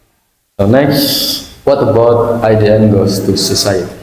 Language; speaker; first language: English; non-native, learner; Indonesian